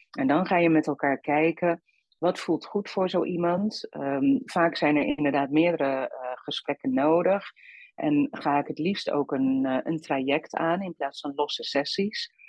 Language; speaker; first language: Dutch; native; Dutch